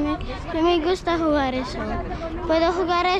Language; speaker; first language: Spanish; early bilingual, other home language; Filipino